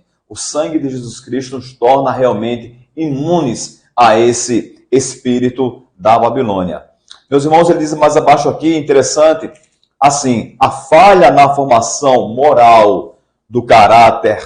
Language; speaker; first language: Portuguese; native; Portuguese